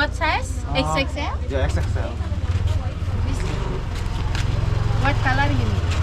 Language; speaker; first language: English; non-native, learner; Indonesian